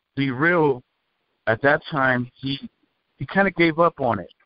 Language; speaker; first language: English; native; English